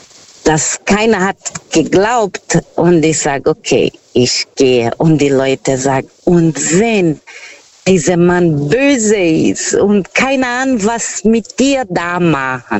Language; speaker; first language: German; non-native, fluent; Portuguese